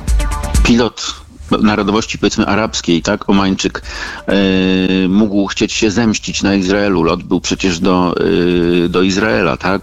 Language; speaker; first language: Polish; native; Polish